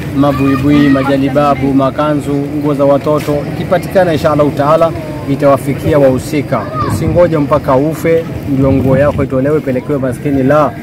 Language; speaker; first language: Swahili; non-native, local second language; Kamba